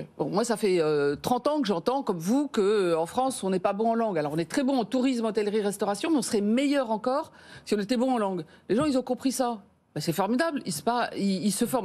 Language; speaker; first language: French; native; French